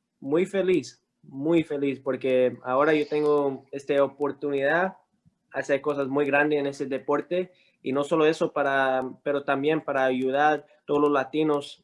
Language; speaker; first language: Spanish; early bilingual, heritage; Spanish